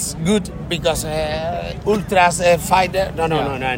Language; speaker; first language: English; non-native, learner; Spanish